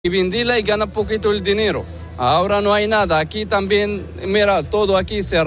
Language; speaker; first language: Spanish; non-native, learner; Arabic